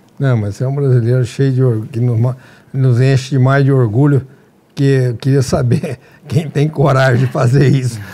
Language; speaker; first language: Portuguese; native; Portuguese